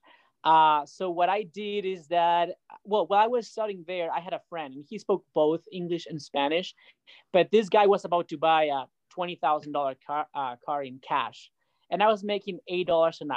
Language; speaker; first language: English; non-native, fluent; Spanish